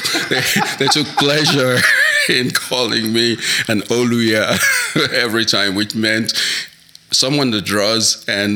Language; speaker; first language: English; non-native, local second language; Yoruba